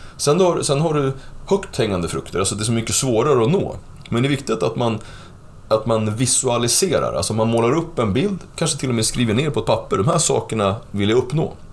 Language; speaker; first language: Swedish; native; Swedish